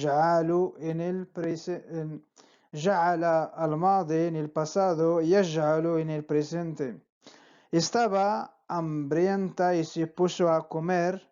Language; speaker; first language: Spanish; non-native, fluent; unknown